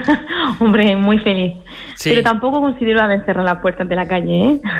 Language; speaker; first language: Spanish; early bilingual, heritage; French